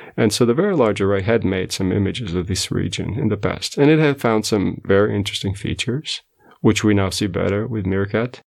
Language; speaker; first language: English; non-native, fluent; Portuguese